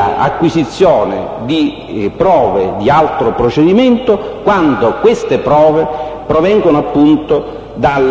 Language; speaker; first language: Italian; native; Italian